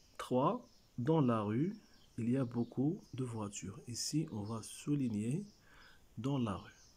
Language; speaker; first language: French; non-native, local second language; Arabic